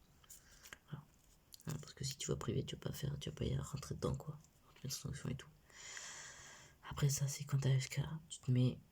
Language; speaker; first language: French; native; French